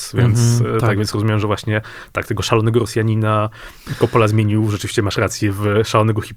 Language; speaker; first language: Polish; native; Polish